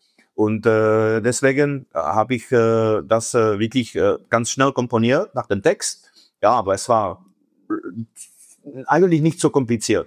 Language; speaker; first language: German; non-native, fluent; Czech